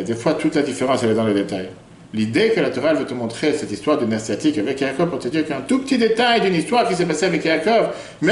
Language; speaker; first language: French; native; French